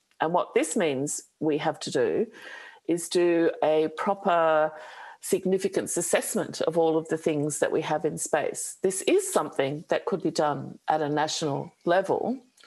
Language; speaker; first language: English; native; English